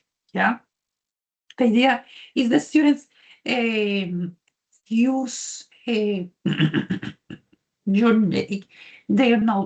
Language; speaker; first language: English; non-native, learner; Spanish